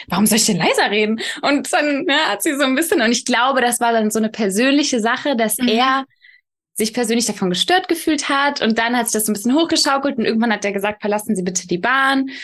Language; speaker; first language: German; early bilingual, other home language; Polish